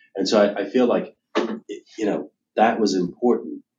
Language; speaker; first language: English; native; English